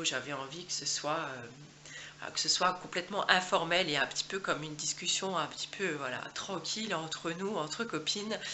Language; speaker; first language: French; native; French